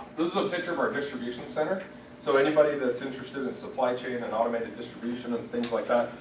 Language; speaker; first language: English; native; English